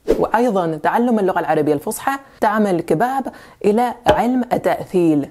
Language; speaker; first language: Arabic; non-native, fluent; French